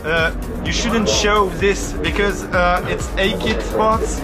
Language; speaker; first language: English; non-native, learner; French